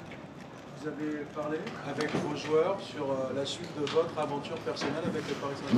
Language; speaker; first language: French; native; French